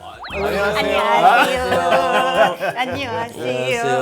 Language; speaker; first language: Korean; non-native, fluent; Thai